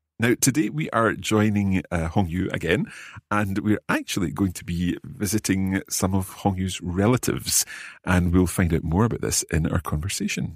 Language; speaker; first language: English; native; English